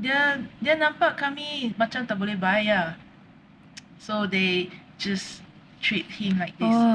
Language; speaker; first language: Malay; non-native, local second language; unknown